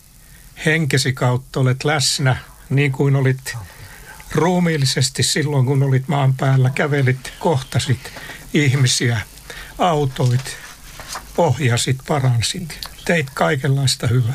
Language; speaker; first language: Finnish; native; Finnish